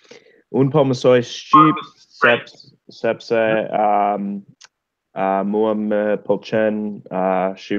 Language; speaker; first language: Albanian; non-native, learner; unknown